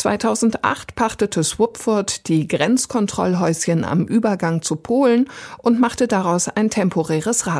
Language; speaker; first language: German; native; German